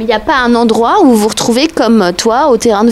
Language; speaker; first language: French; native; French